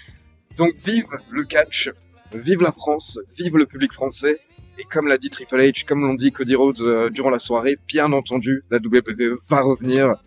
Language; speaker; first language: French; native; French